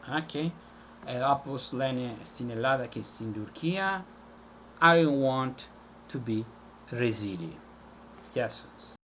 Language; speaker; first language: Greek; non-native, fluent; Italian